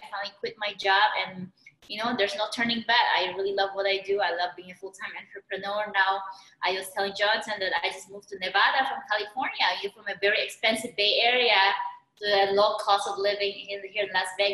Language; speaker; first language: English; non-native, local second language; Filipino